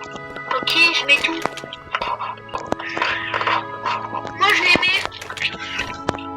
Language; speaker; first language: French; native; French